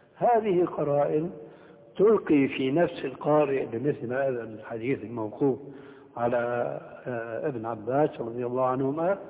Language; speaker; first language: Arabic; early bilingual, other home language; Albanian